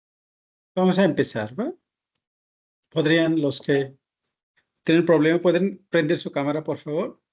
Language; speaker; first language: Spanish; non-native, fluent; Hindi